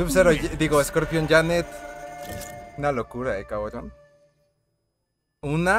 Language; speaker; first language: Spanish; native; Spanish